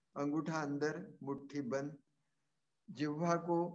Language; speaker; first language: Hindi; non-native, local second language; Marathi